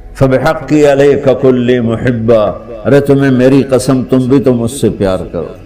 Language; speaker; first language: Urdu; non-native, local second language; Punjabi